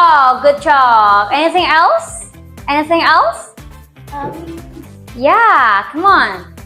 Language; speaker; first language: English; non-native, learner; Indonesian